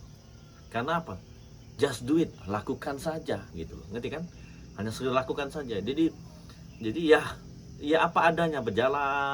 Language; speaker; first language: Indonesian; native; Indonesian